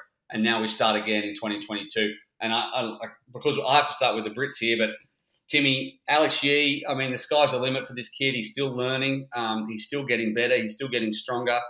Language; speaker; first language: English; native; English